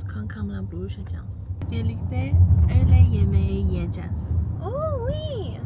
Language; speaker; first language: Turkish; non-native, learner; Chinese